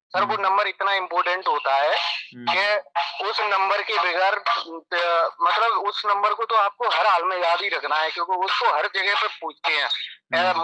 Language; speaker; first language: Hindi; native; Hindi